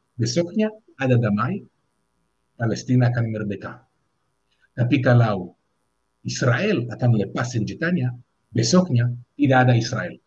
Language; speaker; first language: Indonesian; non-native, fluent; Hebrew